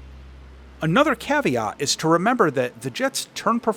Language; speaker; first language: English; native; English